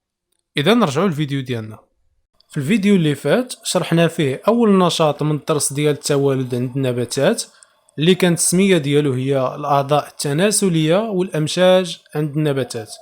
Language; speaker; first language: Arabic; native; Arabic